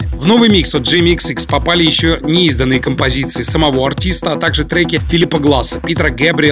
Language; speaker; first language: Russian; native; Russian